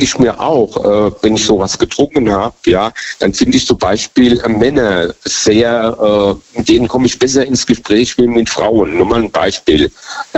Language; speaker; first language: German; native; German